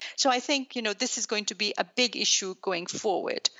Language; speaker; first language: English; non-native, local second language; Urdu